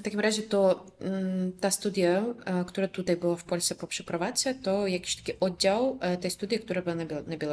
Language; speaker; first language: Polish; non-native, fluent; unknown